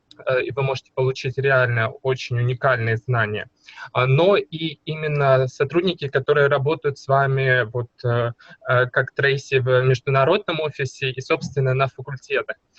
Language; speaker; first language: Russian; native; Russian